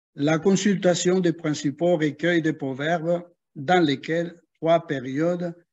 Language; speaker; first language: French; non-native, fluent; Spanish